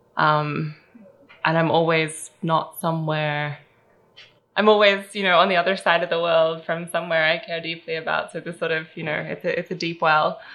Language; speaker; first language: English; native; English